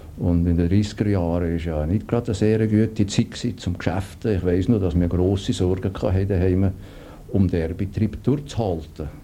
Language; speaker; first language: German; native; German